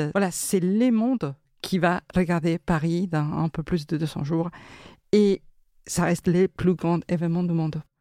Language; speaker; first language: French; non-native, fluent; Spanish